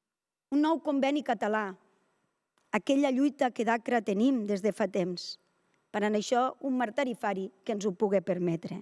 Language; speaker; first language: Catalan; native; Catalan